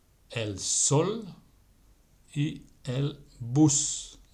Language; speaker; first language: Spanish; non-native, fluent; French